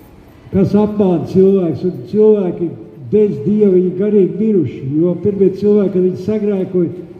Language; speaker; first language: Latvian; non-native, local second language; Russian